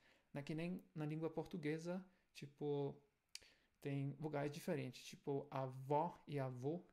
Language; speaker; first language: Portuguese; non-native, fluent; German